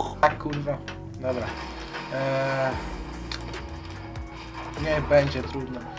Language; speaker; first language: Polish; native; Polish